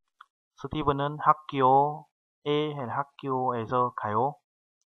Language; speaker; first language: Korean; non-native, fluent; Vietnamese